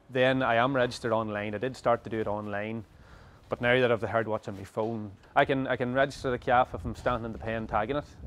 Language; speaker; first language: English; native; English